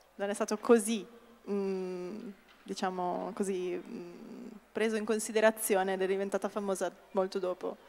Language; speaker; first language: Italian; native; Italian